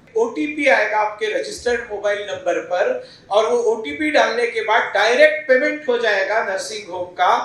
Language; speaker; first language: Hindi; non-native, local second language; Marathi